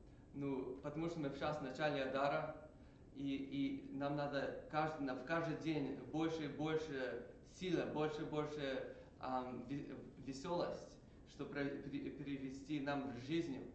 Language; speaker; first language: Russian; early bilingual, heritage; English